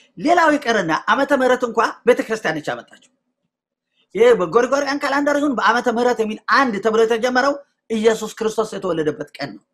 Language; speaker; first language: Amharic; non-native, local second language; Tigrinya